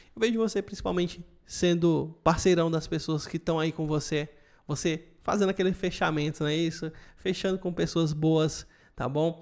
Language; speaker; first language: Portuguese; native; Portuguese